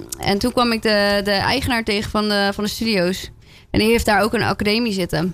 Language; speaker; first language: Dutch; early bilingual, other home language; French